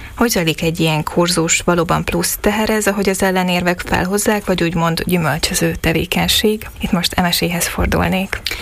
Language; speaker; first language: Hungarian; native; Hungarian